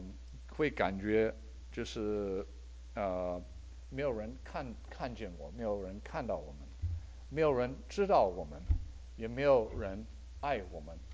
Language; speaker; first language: Chinese; early bilingual, heritage; Chinese